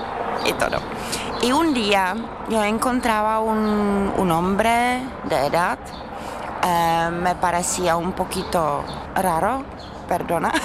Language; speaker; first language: Spanish; non-native, fluent; Czech